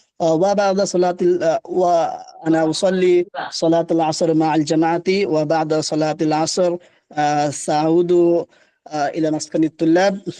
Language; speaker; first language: Arabic; non-native, learner; Bangla